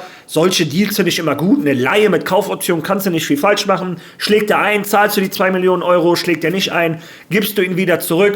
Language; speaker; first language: German; native; German